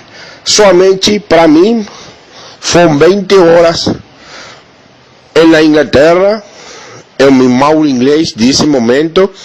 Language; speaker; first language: Portuguese; non-native, learner; Spanish